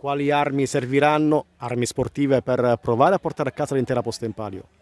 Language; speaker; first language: Italian; native; Italian